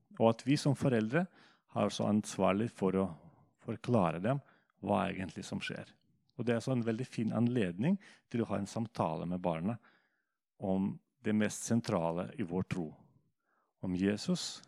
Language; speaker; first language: Norwegian; non-native, fluent; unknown